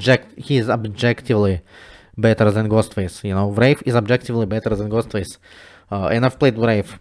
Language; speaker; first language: English; non-native, fluent; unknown